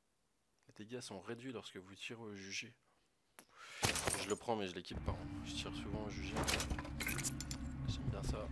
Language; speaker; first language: French; native; French